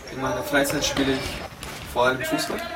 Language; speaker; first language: German; non-native, learner; Spanish